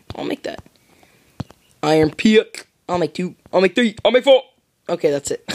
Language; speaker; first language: English; native; English